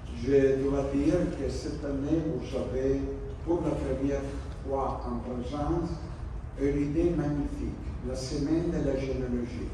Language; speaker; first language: French; non-native, learner; Italian